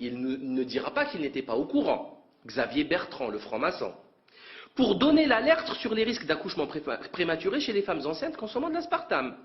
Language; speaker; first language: French; native; French